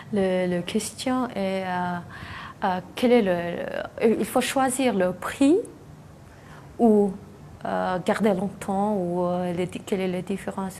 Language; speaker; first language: French; non-native, learner; Mongolian